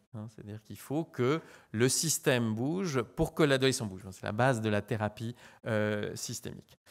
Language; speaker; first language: French; native; French